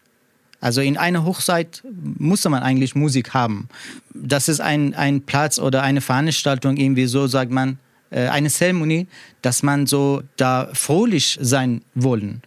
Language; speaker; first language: German; non-native, learner; Persian